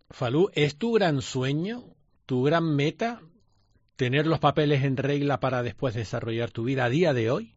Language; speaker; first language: Spanish; native; Spanish